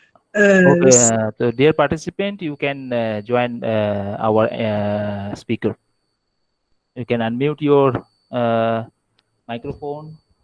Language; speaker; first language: English; non-native, local second language; Bangla